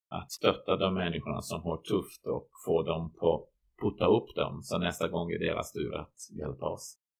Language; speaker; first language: Swedish; non-native, fluent; Croatian